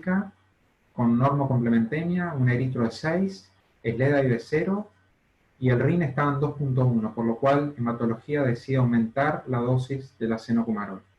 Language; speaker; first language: Spanish; native; Spanish